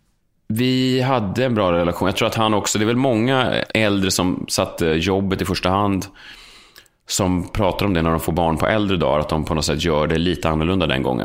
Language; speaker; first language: Swedish; native; Swedish